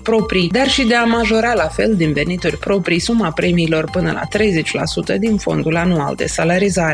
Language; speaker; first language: Romanian; native; Romanian